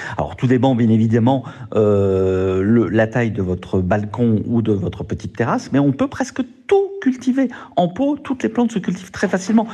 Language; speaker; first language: French; native; French